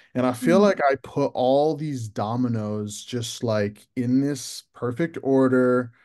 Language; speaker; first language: English; native; English